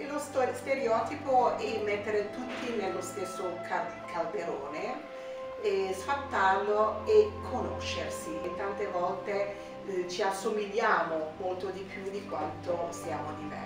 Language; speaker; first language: Italian; non-native, fluent; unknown